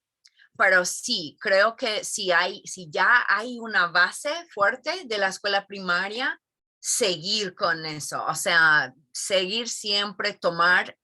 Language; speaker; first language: Spanish; non-native, fluent; English